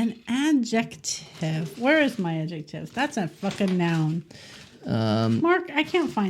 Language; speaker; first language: English; native; English